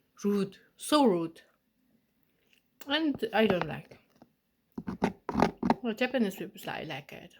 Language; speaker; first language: English; non-native, learner; Mongolian